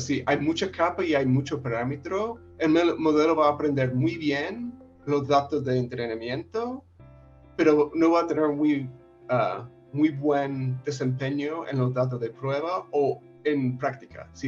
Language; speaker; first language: Spanish; non-native, fluent; English